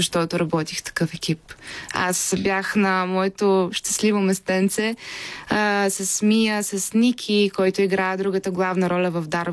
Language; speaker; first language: Bulgarian; native; Bulgarian